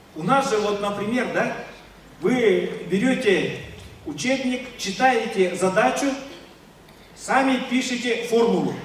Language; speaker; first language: Russian; non-native, local second language; Yakut